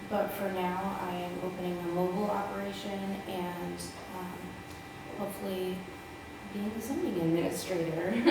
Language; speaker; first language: English; native; English